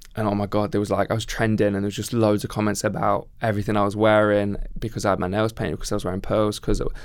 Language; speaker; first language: English; native; English